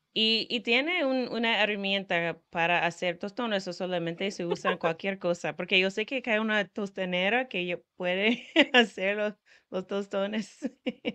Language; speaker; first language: Spanish; non-native, fluent; English